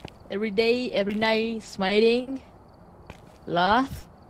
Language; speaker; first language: English; non-native, learner; Japanese